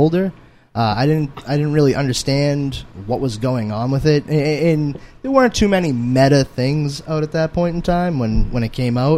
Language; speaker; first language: English; native; English